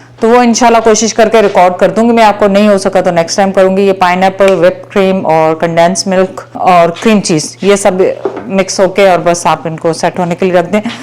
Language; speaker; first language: Urdu; native; Urdu